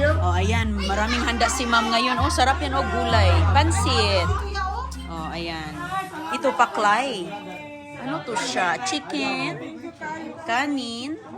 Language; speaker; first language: Filipino; non-native, local second language; Cebuano